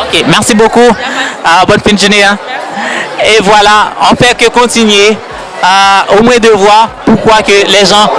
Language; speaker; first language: French; native; French